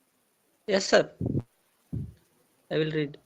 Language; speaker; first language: English; non-native, learner; Telugu